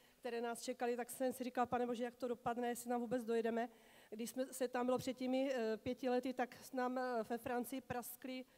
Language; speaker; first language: Czech; native; Czech